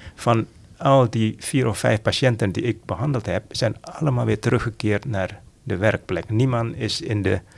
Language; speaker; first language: Dutch; non-native, fluent; Malay